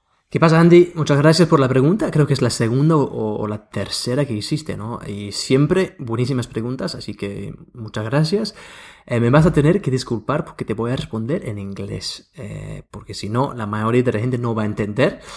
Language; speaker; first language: Spanish; non-native, fluent; English